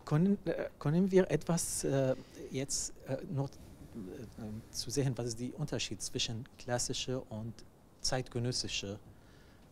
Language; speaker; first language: German; non-native, learner; Arabic